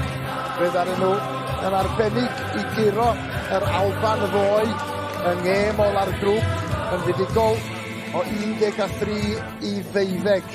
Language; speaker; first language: Welsh; native; Welsh